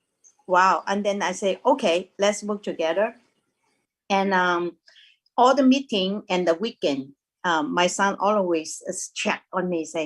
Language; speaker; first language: English; non-native, learner; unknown